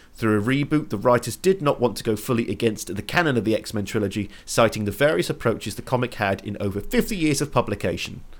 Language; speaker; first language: English; native; English